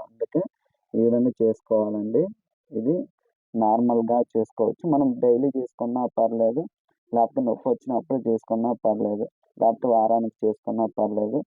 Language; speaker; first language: Telugu; non-native, local second language; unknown